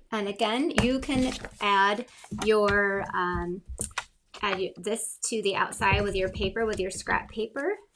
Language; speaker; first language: English; native; English